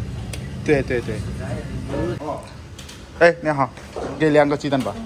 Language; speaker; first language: Chinese; non-native, learner; Bangla